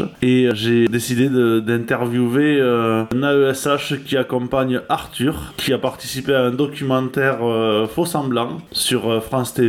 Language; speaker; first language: French; native; French